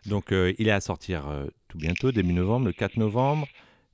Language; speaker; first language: French; native; French